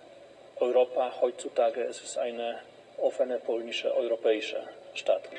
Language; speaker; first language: German; non-native, fluent; Polish